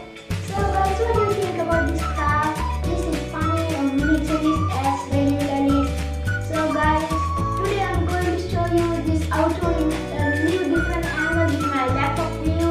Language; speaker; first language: English; non-native, local second language; Sinhala